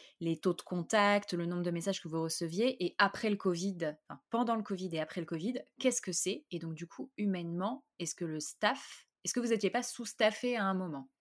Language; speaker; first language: French; native; French